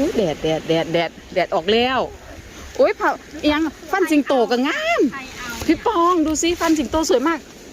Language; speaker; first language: Thai; native; Thai